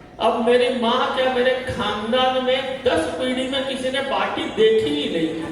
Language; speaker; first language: Hindi; non-native, local second language; Kannada